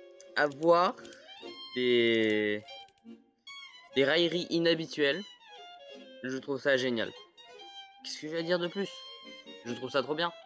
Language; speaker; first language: French; native; French